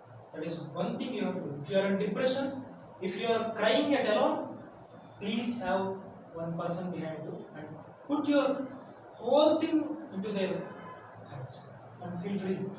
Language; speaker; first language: English; non-native, local second language; Telugu